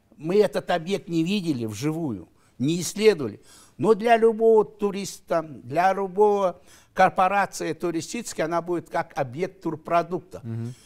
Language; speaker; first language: Russian; non-native, local second language; Kazakh